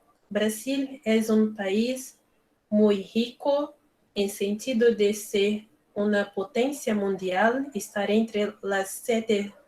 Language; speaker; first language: Spanish; non-native, learner; Portuguese